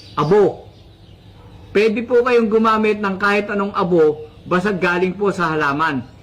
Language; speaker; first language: Filipino; non-native, local second language; Cebuano